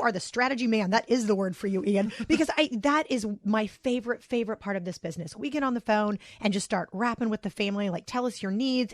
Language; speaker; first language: English; native; English